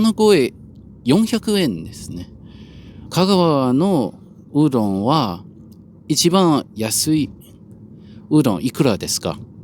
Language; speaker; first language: Japanese; non-native, learner; English